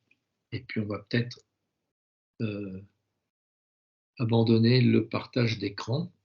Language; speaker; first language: French; native; French